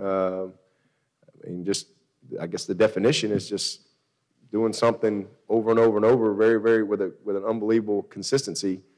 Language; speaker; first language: English; native; English